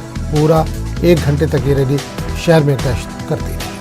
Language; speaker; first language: Hindi; native; Hindi